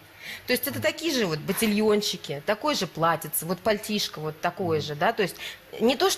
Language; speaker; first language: Russian; native; Russian